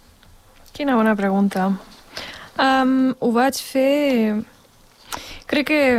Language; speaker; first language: Catalan; non-native, fluent; Spanish